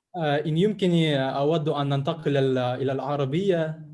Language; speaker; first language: Arabic; non-native, learner; Russian